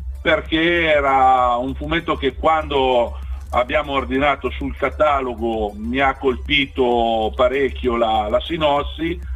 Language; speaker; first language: Italian; native; Italian